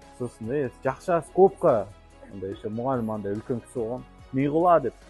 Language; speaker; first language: Kazakh; non-native, local second language; Russian